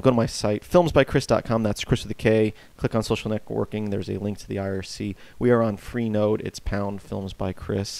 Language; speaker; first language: English; native; English